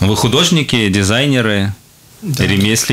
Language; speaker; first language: Russian; native; Russian